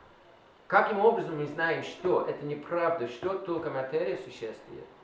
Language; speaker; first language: Russian; non-native, learner; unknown